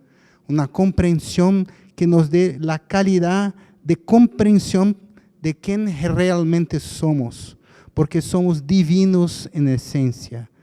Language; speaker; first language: Spanish; non-native, fluent; Portuguese